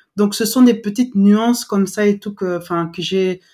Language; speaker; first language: French; non-native, local second language; Lingala